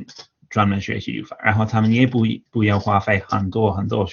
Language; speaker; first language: Chinese; non-native, fluent; English